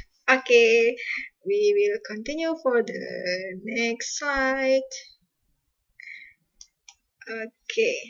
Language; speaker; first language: English; non-native, fluent; Indonesian